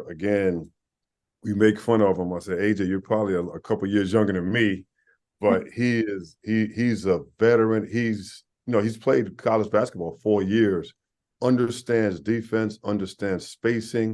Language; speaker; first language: English; native; English